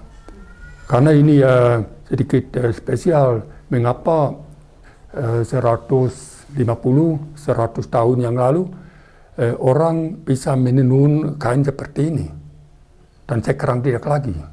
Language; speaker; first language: Indonesian; non-native, fluent; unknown